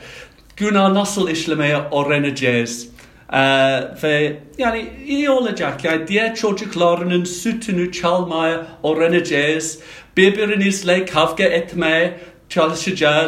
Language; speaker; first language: Turkish; non-native, fluent; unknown